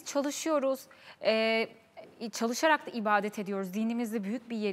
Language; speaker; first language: Turkish; native; Turkish